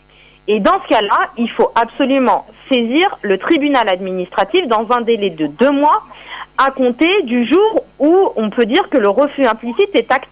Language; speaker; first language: French; native; French